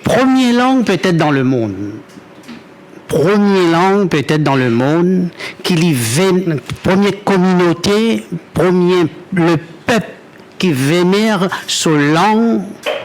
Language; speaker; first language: French; non-native, local second language; Morisyen